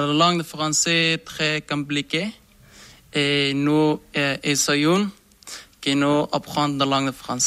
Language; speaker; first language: French; non-native, learner; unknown